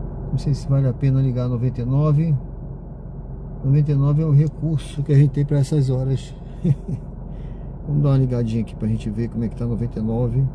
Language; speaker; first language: Portuguese; native; Portuguese